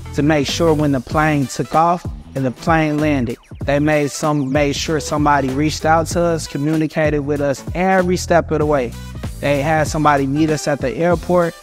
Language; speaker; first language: English; native; English